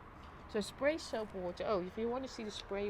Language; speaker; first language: English; non-native, fluent; Dutch